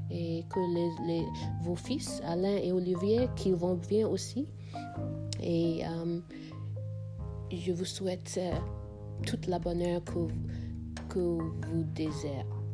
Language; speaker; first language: French; non-native, fluent; English